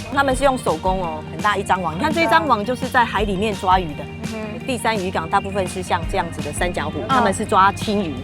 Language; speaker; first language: Chinese; native; Chinese